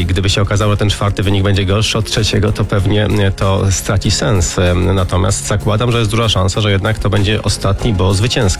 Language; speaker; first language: Polish; native; Polish